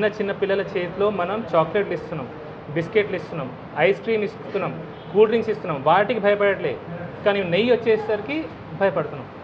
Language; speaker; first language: Telugu; non-native, fluent; Hindi